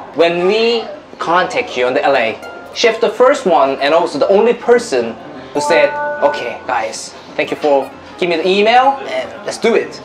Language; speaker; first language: English; non-native, fluent; Korean